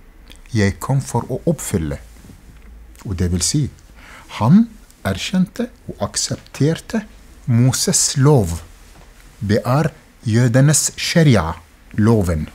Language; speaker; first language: Norwegian; non-native, fluent; Arabic